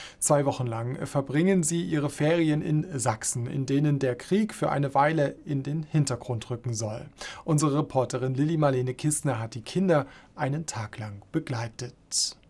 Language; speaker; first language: German; native; German